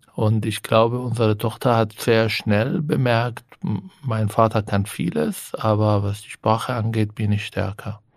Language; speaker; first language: German; non-native, fluent; Arabic